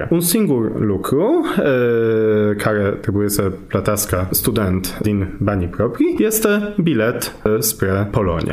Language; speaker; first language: Romanian; non-native, fluent; Polish